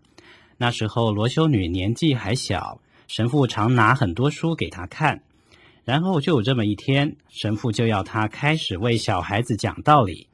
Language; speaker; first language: Chinese; native; Chinese